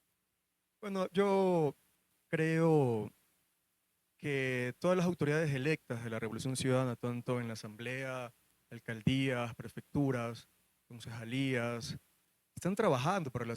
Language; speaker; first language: Spanish; native; Spanish